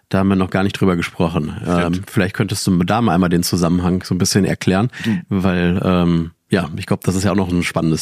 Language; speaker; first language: German; native; German